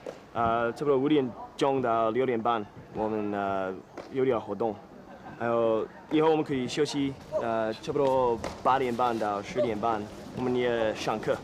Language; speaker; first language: Chinese; non-native, learner; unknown